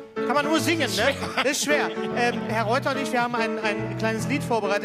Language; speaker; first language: German; native; German